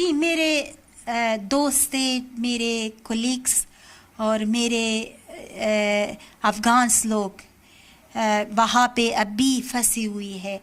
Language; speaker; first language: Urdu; non-native, learner; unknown